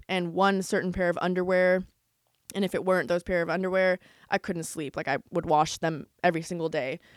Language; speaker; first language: English; native; English